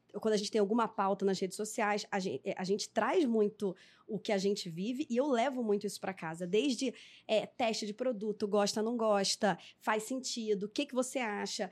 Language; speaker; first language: Portuguese; native; Portuguese